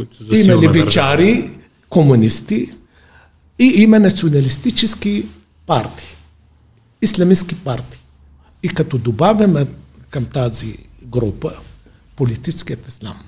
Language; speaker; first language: Bulgarian; non-native, fluent; Arabic